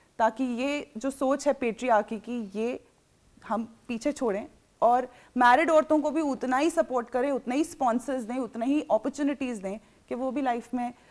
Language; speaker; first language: Hindi; native; Hindi